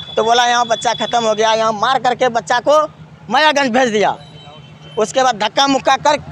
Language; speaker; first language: Hindi; native; Hindi